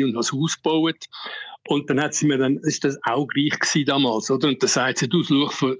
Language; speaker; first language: German; native; German